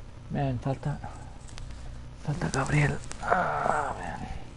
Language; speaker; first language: Spanish; native; Spanish